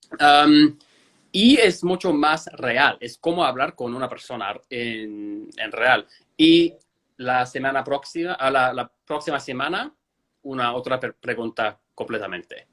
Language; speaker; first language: Spanish; non-native, fluent; English